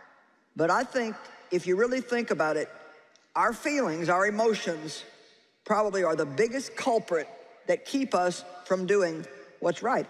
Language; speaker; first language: English; native; English